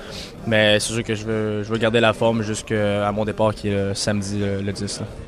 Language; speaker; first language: French; native; French